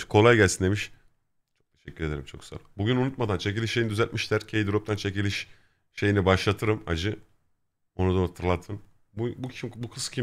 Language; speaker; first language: Turkish; native; Turkish